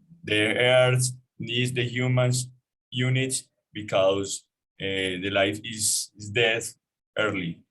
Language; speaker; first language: English; non-native, learner; Spanish